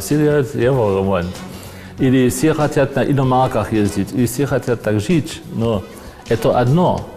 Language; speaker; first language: Russian; non-native, fluent; German